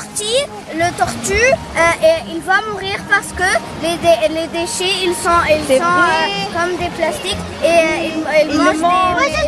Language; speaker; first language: French; non-native, learner; Arabic